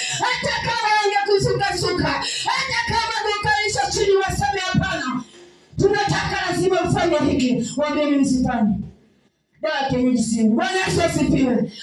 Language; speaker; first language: Swahili; native; Swahili